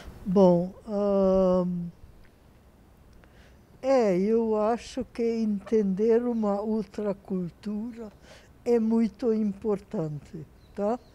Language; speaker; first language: Portuguese; non-native, fluent; Hungarian